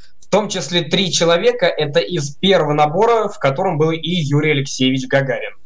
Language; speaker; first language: Russian; native; Russian